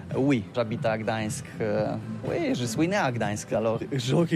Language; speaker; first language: French; non-native, learner; Polish